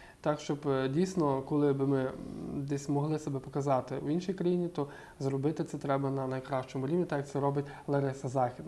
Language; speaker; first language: Ukrainian; native; Ukrainian